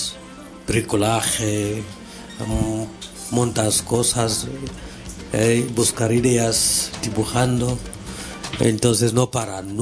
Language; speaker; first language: Spanish; non-native, fluent; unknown